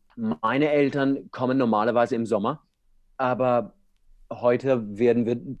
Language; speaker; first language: German; non-native, fluent; English